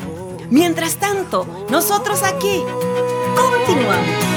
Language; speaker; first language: Spanish; native; Spanish